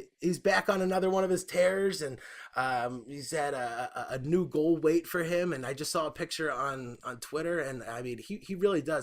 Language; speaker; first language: English; native; English